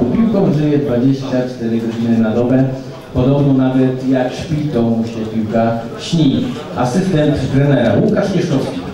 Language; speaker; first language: Polish; native; Polish